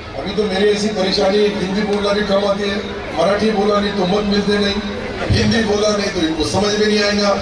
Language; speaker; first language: Hindi; non-native, local second language; Urdu